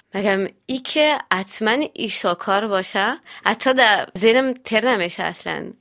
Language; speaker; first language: Persian; early bilingual, heritage; Persian